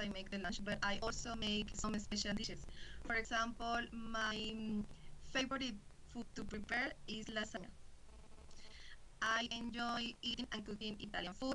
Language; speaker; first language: English; non-native, learner; Spanish